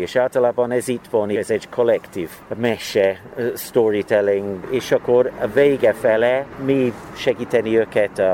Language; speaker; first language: Hungarian; non-native, learner; English